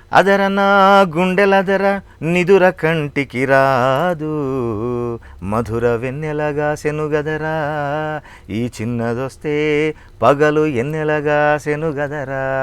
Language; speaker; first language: Telugu; native; Telugu